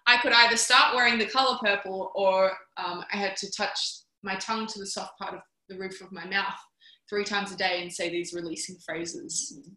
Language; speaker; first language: English; native; English